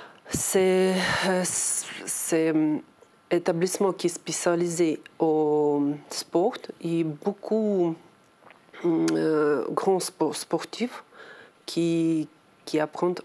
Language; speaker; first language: French; non-native, learner; Ukrainian